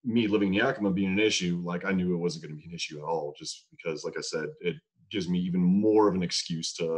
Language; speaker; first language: English; native; English